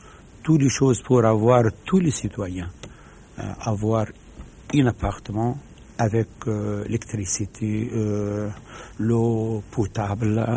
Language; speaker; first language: French; non-native, fluent; Arabic